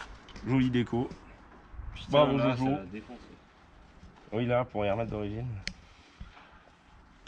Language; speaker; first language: French; native; French